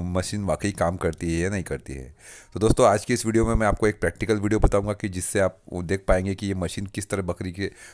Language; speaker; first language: Hindi; non-native, local second language; Marathi